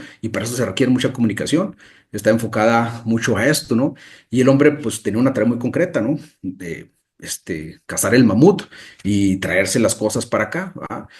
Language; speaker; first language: Spanish; native; Spanish